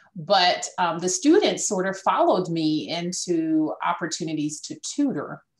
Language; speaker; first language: English; native; English